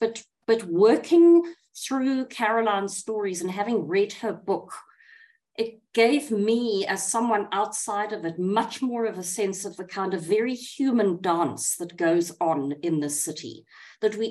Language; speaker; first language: English; native; English